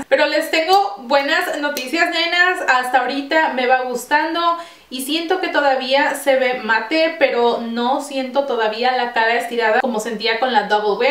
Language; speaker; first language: Spanish; early bilingual, heritage; Spanish